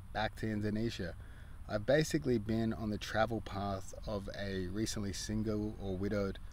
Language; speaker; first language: English; native; English